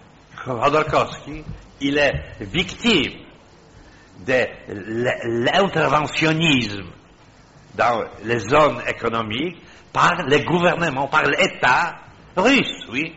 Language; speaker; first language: French; non-native, fluent; Polish